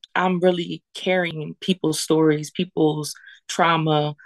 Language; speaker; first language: English; native; English